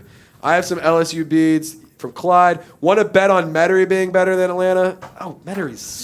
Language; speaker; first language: English; native; English